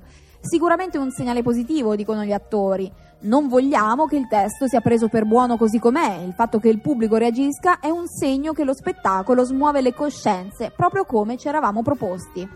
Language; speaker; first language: Italian; native; Italian